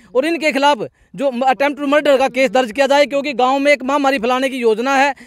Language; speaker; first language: Hindi; native; Hindi